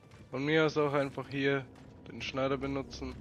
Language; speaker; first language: German; native; German